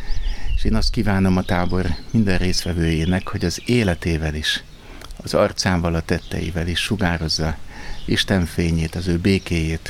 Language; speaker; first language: Hungarian; native; Hungarian